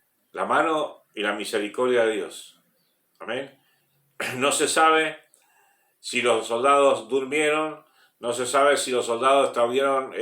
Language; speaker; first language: Spanish; native; Spanish